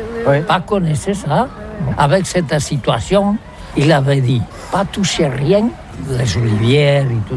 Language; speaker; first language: French; non-native, learner; Catalan